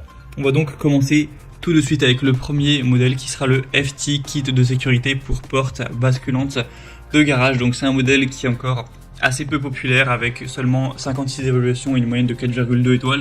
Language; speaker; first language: French; native; French